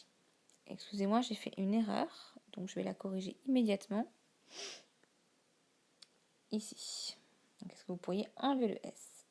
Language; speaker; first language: French; native; French